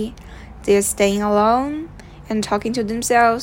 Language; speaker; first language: English; non-native, fluent; Chinese